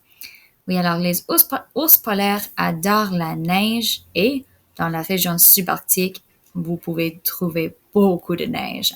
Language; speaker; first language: French; non-native, local second language; English